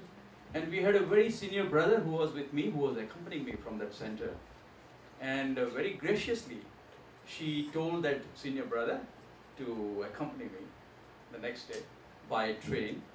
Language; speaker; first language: English; non-native, local second language; Gujarati